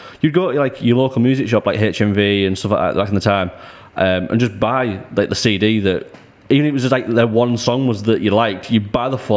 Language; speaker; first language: English; native; English